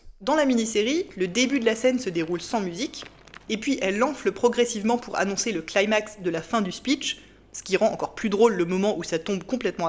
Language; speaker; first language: French; native; French